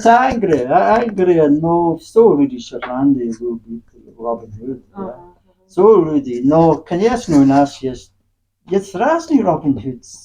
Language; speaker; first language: Russian; non-native, learner; English